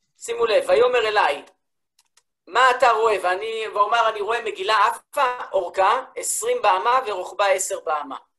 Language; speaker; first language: Hebrew; early bilingual, other home language; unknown